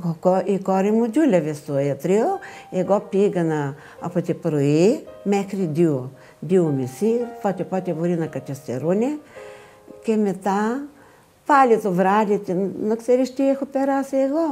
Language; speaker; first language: Greek; non-native, learner; Bulgarian